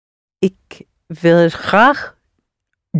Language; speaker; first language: Dutch; non-native, learner; English